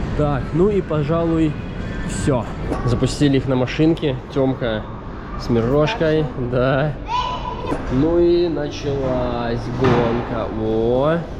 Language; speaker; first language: Russian; native; Russian